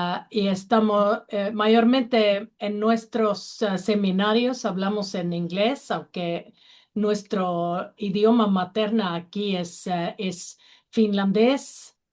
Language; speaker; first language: Spanish; non-native, learner; Finnish